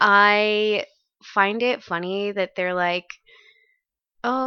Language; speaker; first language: English; native; English